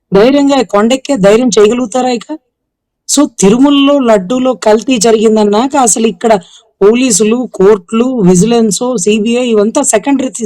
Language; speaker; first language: Telugu; native; Telugu